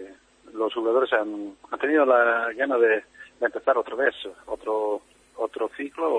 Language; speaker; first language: Spanish; non-native, fluent; Italian